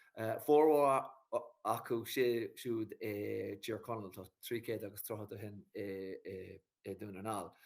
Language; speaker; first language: Irish; native; Irish